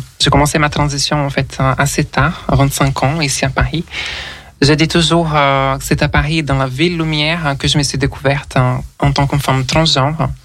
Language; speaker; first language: French; non-native, fluent; Portuguese